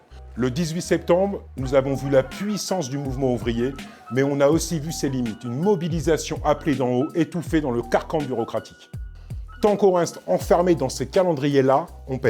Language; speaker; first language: French; native; French